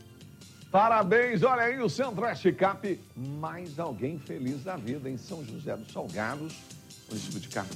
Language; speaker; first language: Portuguese; native; Portuguese